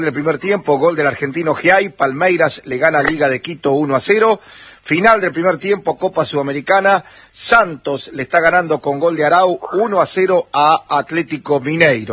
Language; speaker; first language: Spanish; native; Spanish